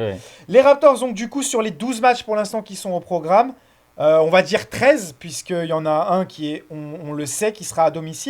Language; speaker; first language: French; native; French